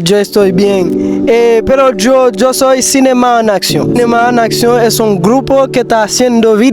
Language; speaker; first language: Spanish; non-native, learner; Haitian Creole